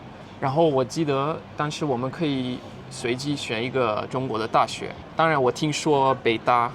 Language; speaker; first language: Chinese; non-native, fluent; Dutch